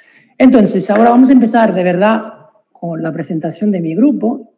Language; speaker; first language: Spanish; non-native, fluent; Italian